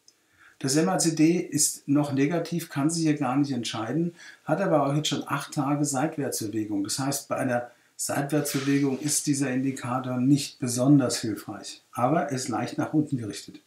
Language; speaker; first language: German; native; German